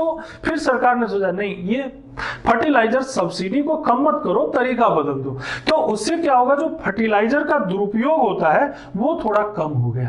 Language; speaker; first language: Hindi; native; Hindi